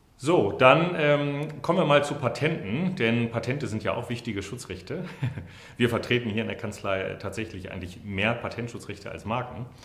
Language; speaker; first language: German; native; German